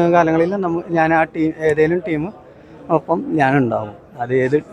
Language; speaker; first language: Malayalam; native; Malayalam